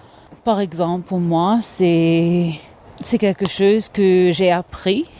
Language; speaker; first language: French; non-native, local second language; Morisyen